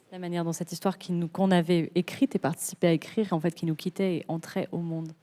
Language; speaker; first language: French; native; French